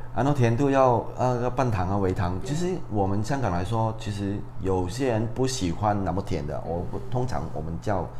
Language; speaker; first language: Chinese; non-native, fluent; Cantonese